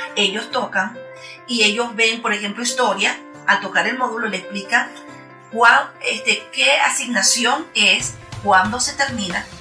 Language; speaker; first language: Spanish; native; Spanish